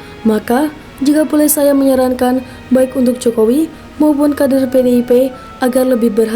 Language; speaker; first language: Indonesian; native; Indonesian